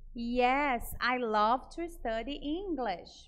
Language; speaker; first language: English; non-native, fluent; Portuguese